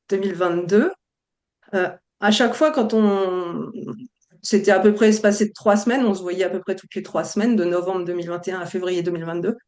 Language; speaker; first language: French; native; French